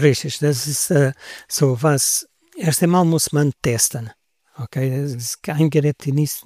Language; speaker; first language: German; non-native, learner; Portuguese